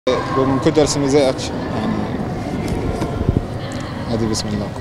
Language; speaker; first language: Turkish; non-native, learner; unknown